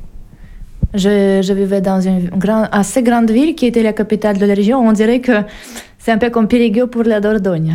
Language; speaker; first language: French; non-native, fluent; Russian